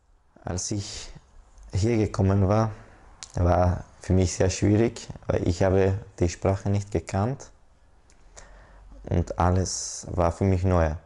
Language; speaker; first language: German; non-native, learner; Persian